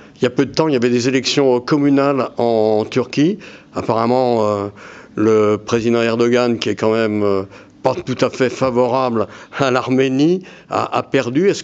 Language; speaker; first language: French; native; French